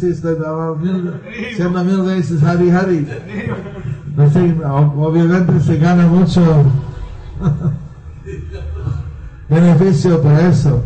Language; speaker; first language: Spanish; non-native, learner; Bangla